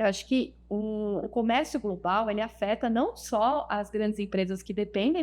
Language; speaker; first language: Portuguese; native; Portuguese